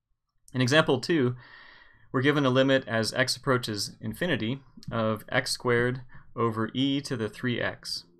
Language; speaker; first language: English; native; English